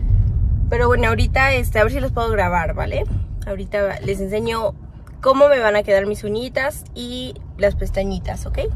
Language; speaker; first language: Spanish; native; Spanish